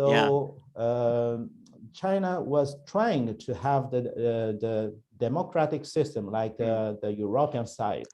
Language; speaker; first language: English; non-native, learner; Chinese